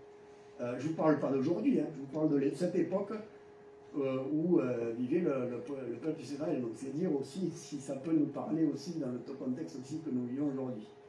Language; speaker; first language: French; native; French